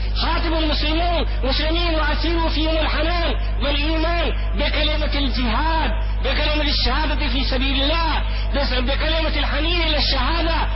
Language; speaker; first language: Arabic; non-native, fluent; Urdu